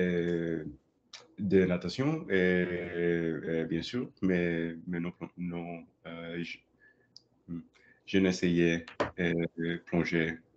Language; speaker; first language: French; non-native, learner; Spanish